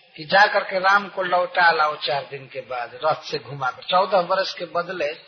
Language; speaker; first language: Hindi; native; Hindi